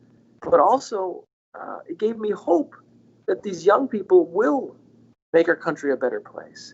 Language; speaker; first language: English; native; English